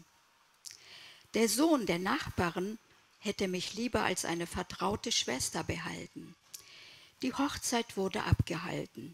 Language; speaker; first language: German; early bilingual, other home language; Kurdish